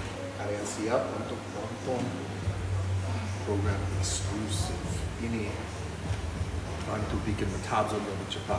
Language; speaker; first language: Indonesian; non-native, fluent; English